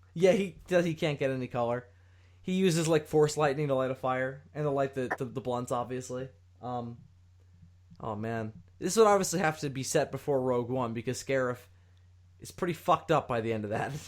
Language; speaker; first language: English; native; English